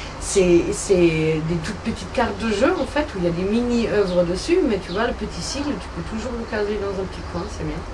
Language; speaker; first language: French; non-native, fluent; German